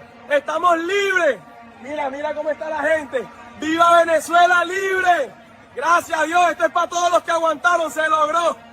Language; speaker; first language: Spanish; native; Spanish